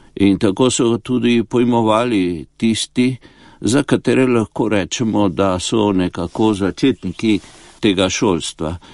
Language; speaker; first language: Slovenian; early bilingual, heritage; Slovenian